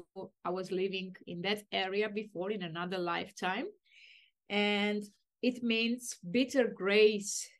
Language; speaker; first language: English; non-native, fluent; Romanian